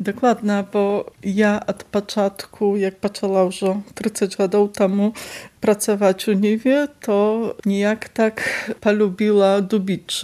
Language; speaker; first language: Polish; non-native, local second language; Belarusian